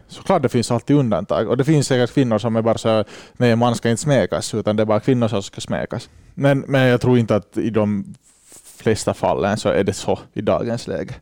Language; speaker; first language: Swedish; native; Swedish